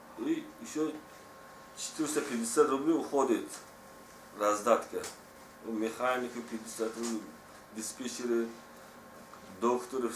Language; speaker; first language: Russian; non-native, learner; Tajik